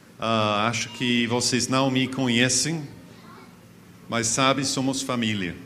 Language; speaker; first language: Portuguese; non-native, fluent; English